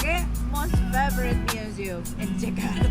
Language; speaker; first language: English; non-native, learner; Indonesian